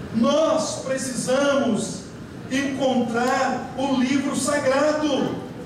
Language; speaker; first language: Portuguese; native; Portuguese